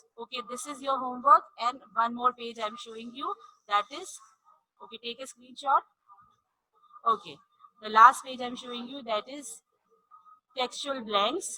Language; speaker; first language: English; non-native, local second language; Urdu